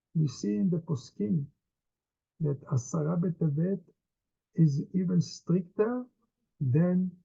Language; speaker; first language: English; non-native, fluent; Hebrew